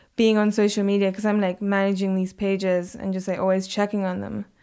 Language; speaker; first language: English; native; English